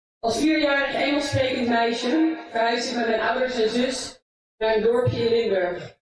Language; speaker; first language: Dutch; early bilingual, other home language; English